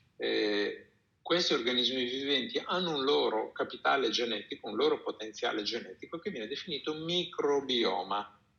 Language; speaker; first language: Italian; native; Italian